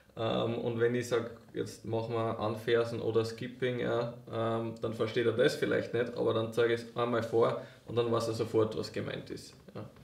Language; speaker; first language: German; native; German